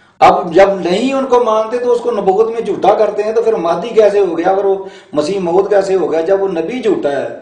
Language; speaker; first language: Urdu; non-native, local second language; Punjabi